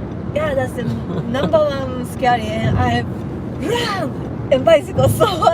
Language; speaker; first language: English; non-native, learner; Japanese